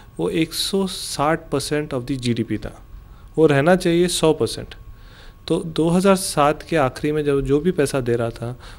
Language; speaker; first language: Hindi; non-native, local second language; Gujarati